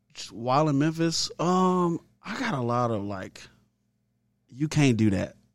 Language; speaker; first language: English; native; English